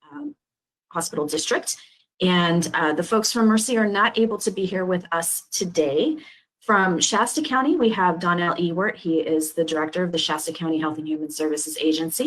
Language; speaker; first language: English; native; English